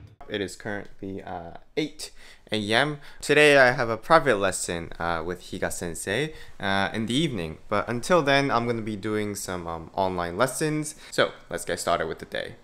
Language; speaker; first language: English; non-native, fluent; Japanese